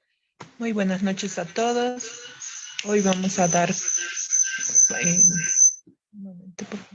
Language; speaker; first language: Spanish; native; Spanish